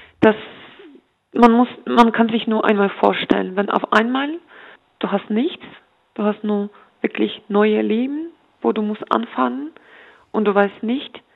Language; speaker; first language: German; non-native, fluent; Ukrainian